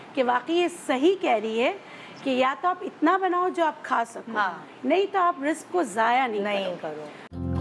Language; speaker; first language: Urdu; native; Urdu